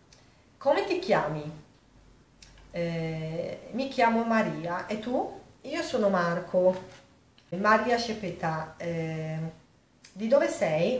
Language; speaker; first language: Italian; non-native, fluent; Polish